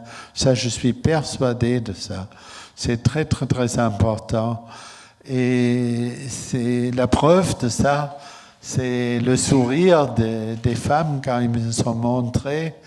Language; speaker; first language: French; non-native, fluent; German